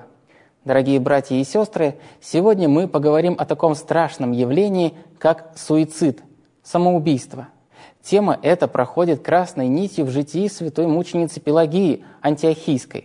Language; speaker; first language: Russian; native; Russian